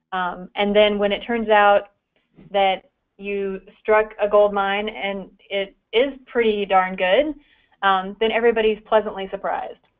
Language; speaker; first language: English; native; English